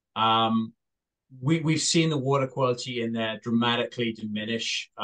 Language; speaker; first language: English; native; English